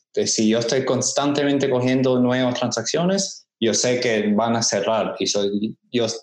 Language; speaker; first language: Spanish; early bilingual, heritage; Spanish